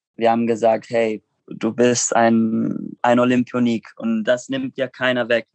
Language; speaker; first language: German; non-native, fluent; English